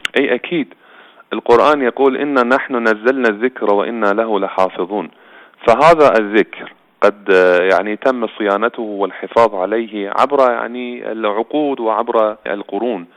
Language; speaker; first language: Arabic; non-native, fluent; Persian